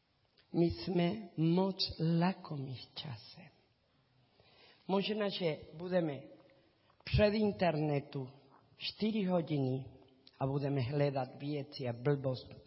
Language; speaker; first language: Czech; non-native, learner; Spanish